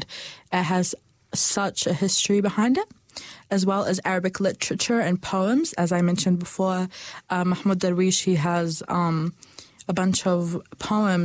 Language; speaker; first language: English; native; English